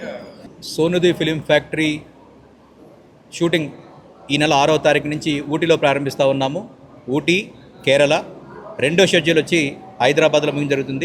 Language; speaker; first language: Telugu; native; Telugu